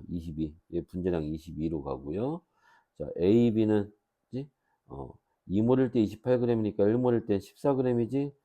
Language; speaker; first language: Korean; native; Korean